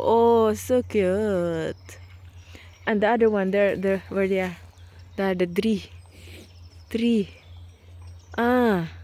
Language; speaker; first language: English; non-native, local second language; Filipino